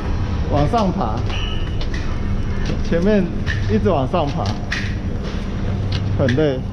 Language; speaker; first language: Chinese; native; Chinese